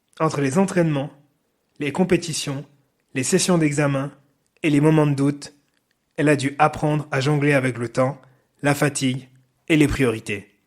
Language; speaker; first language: French; native; French